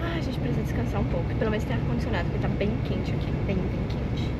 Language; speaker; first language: Portuguese; native; Portuguese